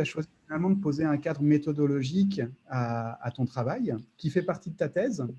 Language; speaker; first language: French; native; French